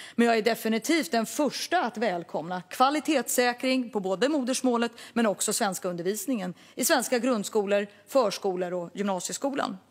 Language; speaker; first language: Swedish; non-native, local second language; Kurdish